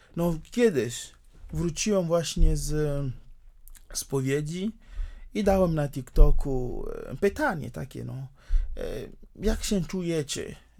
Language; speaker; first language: Polish; non-native, fluent; Ewe